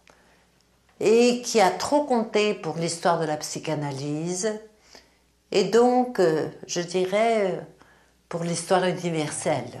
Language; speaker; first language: French; native; French